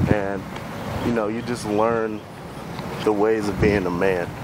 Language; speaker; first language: English; native; English